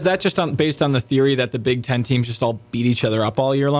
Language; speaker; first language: English; native; English